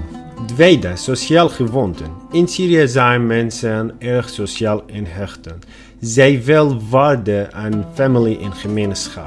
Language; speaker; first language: Dutch; non-native, fluent; Arabic